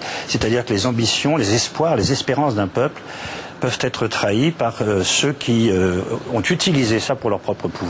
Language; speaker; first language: French; native; French